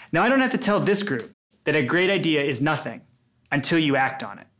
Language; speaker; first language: English; native; English